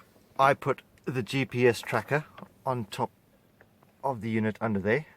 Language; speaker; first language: English; native; English